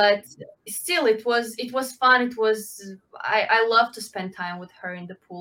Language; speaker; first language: English; non-native, fluent; Ukrainian